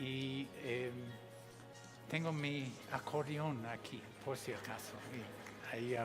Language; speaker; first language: Spanish; non-native, fluent; English